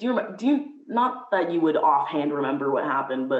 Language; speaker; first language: English; native; English